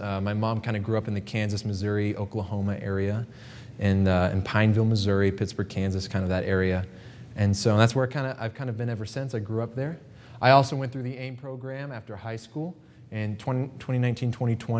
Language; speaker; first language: English; native; English